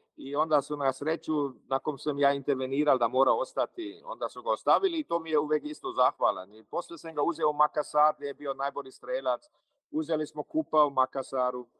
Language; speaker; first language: Croatian; early bilingual, heritage; Croatian